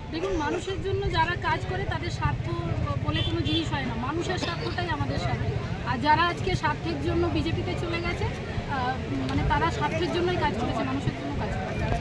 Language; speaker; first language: Bangla; non-native, local second language; Santali